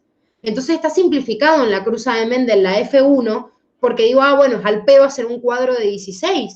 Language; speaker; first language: Spanish; native; Spanish